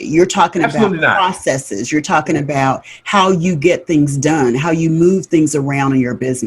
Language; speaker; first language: English; native; English